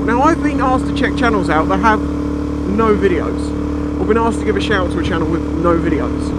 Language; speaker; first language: English; native; English